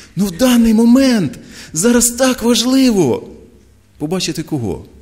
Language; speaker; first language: Ukrainian; non-native, local second language; Russian